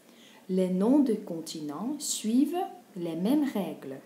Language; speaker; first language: French; non-native, fluent; Dutch